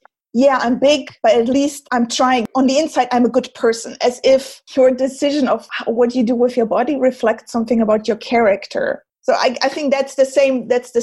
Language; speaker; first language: English; non-native, fluent; German